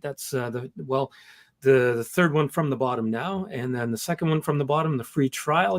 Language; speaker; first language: English; native; English